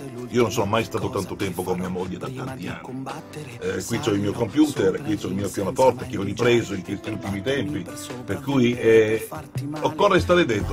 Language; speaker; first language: Italian; native; Italian